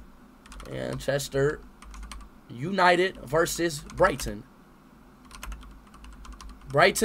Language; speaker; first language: English; native; English